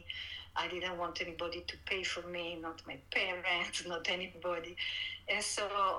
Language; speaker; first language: English; non-native, fluent; Italian